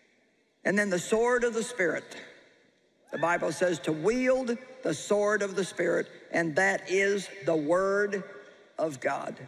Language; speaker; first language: English; native; English